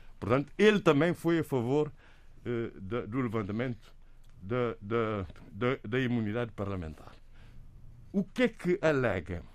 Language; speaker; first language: Portuguese; non-native, local second language; Kabuverdianu